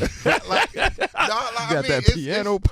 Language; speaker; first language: English; native; English